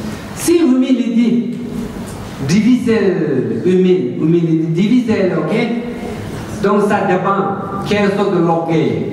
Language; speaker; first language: French; non-native, learner; Tibetan